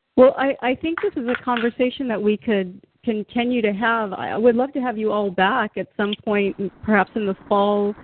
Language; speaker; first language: English; native; English